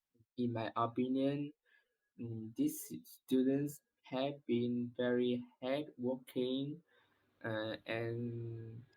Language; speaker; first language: English; non-native, learner; Vietnamese